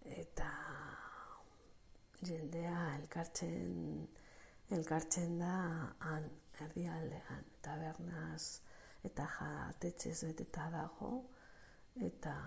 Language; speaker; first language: Basque; non-native, local second language; Spanish